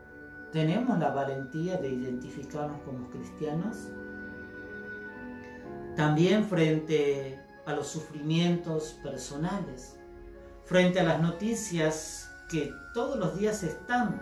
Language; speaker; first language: Spanish; native; Spanish